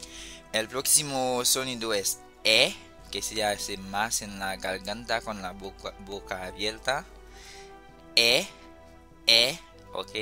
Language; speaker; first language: Spanish; non-native, fluent; Haitian Creole